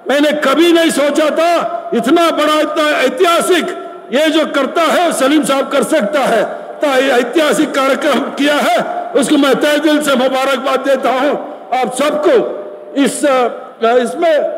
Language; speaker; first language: Hindi; non-native, local second language; Kannada